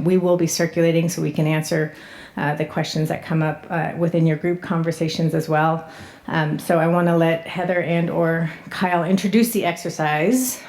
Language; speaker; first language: English; native; English